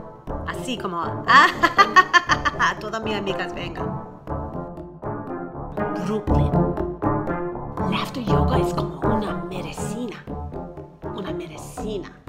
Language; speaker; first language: Spanish; non-native, learner; English